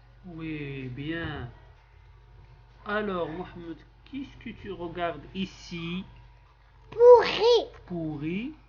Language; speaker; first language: French; non-native, local second language; Arabic